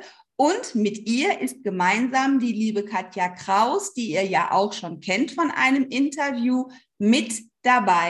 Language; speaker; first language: German; native; German